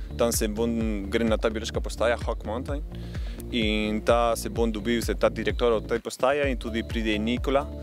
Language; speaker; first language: Slovenian; early bilingual, heritage; Slovenian